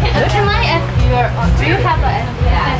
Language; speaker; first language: English; non-native, learner; Korean